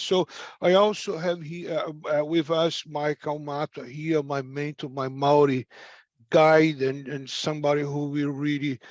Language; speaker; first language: English; non-native, fluent; Portuguese